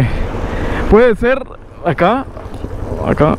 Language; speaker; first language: Spanish; native; Spanish